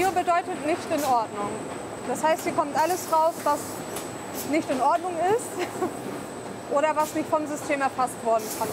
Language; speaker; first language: German; native; German